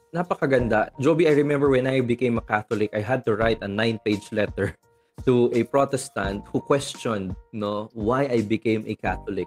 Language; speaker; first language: English; non-native, local second language; Filipino